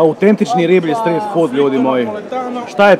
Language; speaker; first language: Croatian; native; Croatian